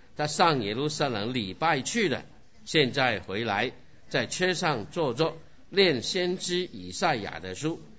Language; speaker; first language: Chinese; non-native, local second language; Cantonese